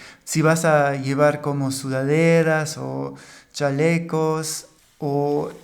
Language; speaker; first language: Spanish; non-native, fluent; German